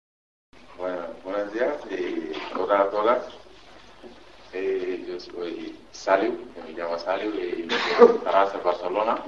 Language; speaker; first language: Spanish; non-native, learner; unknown